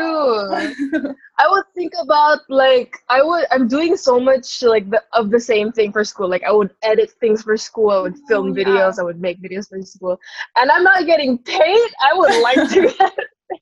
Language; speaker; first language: English; non-native, local second language; Filipino